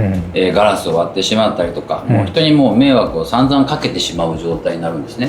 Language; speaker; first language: Japanese; native; Japanese